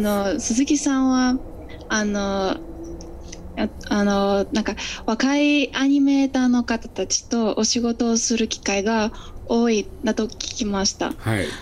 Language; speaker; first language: Japanese; non-native, fluent; Bulgarian